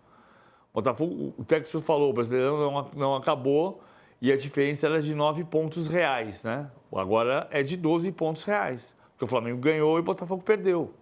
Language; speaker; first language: Portuguese; native; Portuguese